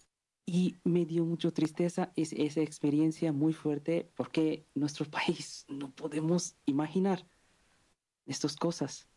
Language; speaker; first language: Spanish; non-native, learner; Bangla